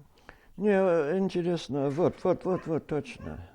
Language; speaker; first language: Russian; early bilingual, heritage; Russian